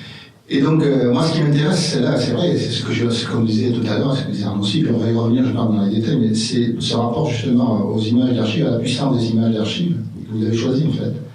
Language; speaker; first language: French; native; French